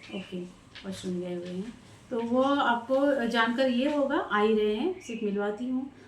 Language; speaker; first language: Hindi; non-native, local second language; Marathi